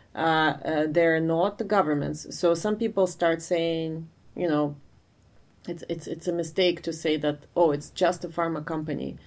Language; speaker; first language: English; non-native, fluent; Ukrainian